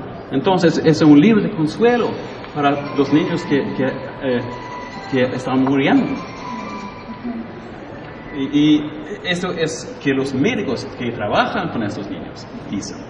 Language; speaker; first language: Spanish; non-native, learner; Swedish